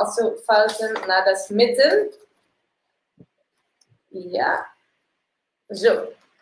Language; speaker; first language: German; non-native, learner; Dutch